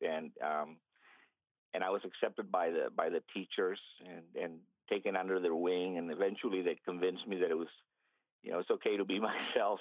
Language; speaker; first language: English; early bilingual, other home language; Spanish